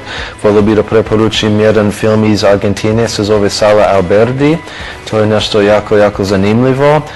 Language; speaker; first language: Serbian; non-native, fluent; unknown